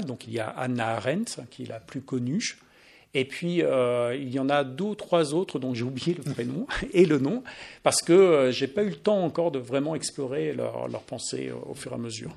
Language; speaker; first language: French; native; French